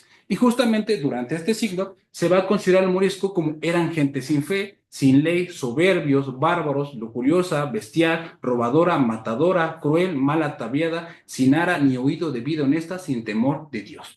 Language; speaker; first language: Spanish; native; Spanish